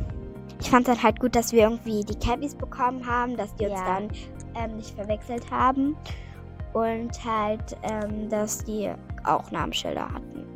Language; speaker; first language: German; native; German